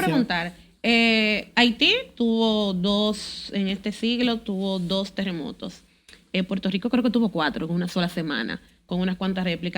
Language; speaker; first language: Spanish; native; Spanish